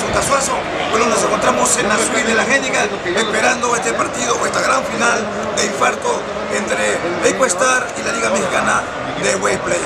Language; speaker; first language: Spanish; native; Spanish